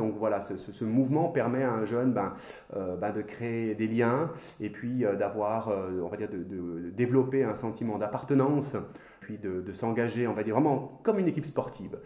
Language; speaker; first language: French; native; French